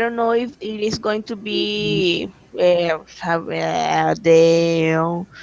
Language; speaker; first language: English; non-native, learner; Spanish